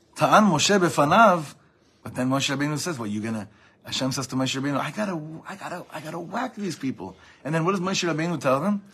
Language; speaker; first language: English; native; English